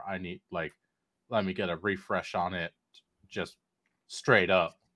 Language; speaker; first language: English; non-native, local second language; Sinhala